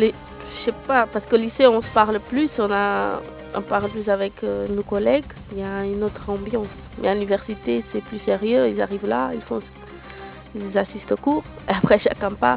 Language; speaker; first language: French; non-native, local second language; Portuguese